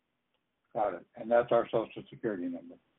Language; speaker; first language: English; native; English